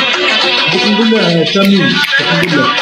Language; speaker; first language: Arabic; native; Arabic